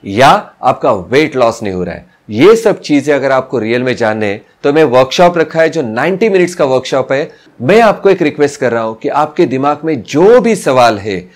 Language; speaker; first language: Hindi; non-native, local second language; Marathi